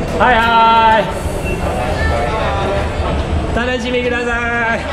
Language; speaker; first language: Japanese; non-native, fluent; Indonesian